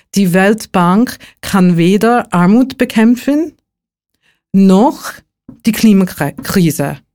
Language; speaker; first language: German; non-native, fluent; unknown